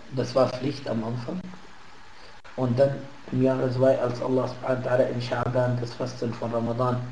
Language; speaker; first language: German; non-native, fluent; Arabic